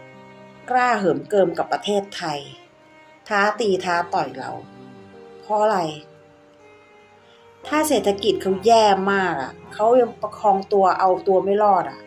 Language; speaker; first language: Thai; native; Thai